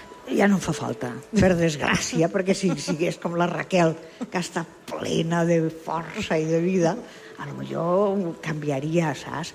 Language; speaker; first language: Catalan; non-native, local second language; Spanish